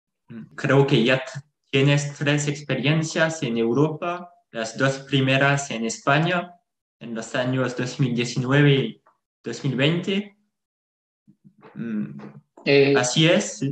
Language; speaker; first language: Spanish; non-native, fluent; French